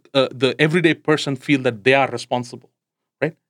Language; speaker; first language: English; non-native, local second language; Tamil